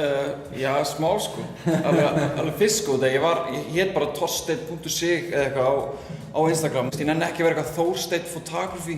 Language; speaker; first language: Icelandic; native; Icelandic